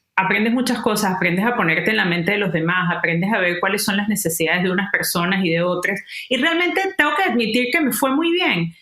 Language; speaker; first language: Spanish; native; Spanish